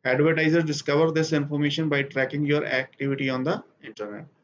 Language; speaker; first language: English; non-native, local second language; Punjabi